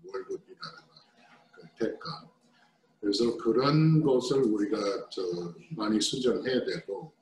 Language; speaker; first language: Korean; non-native, fluent; English